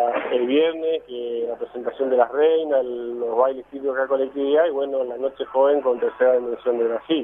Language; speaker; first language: Spanish; native; Spanish